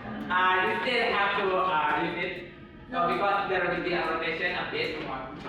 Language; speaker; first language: English; non-native, learner; Indonesian